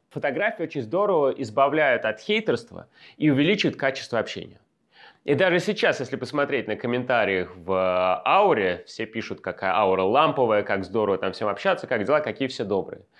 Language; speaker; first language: Russian; native; Russian